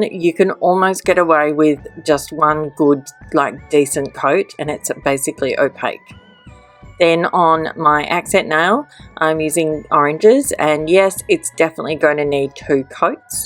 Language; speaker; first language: English; native; English